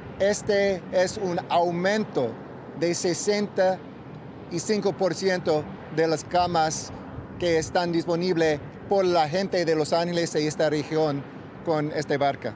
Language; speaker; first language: Spanish; non-native, local second language; English